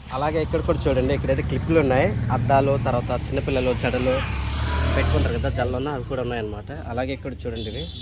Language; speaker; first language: Telugu; native; Telugu